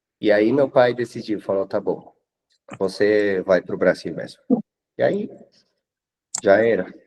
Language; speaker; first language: Portuguese; non-native, fluent; Spanish